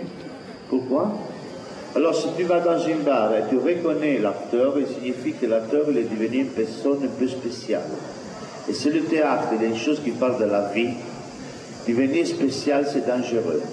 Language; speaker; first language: French; non-native, fluent; Italian